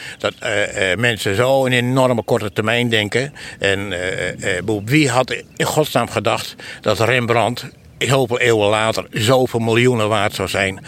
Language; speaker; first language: Dutch; native; Dutch